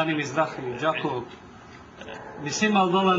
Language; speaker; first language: Turkish; non-native, local second language; Ladino